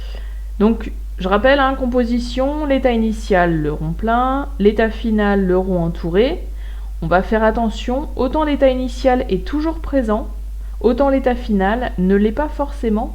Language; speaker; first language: French; native; French